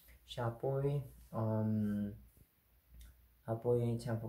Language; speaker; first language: Romanian; non-native, learner; Korean